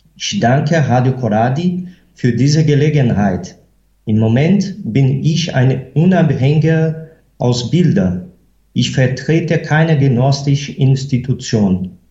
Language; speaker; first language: German; non-native, fluent; Portuguese